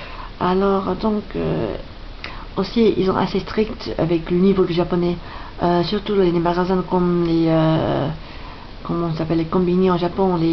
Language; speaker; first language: French; non-native, fluent; English